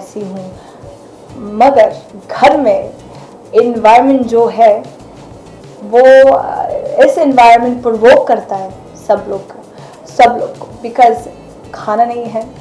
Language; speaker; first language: Hindi; non-native, fluent; Arabic